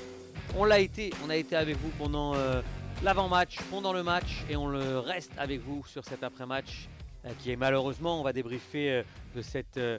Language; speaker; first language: French; native; French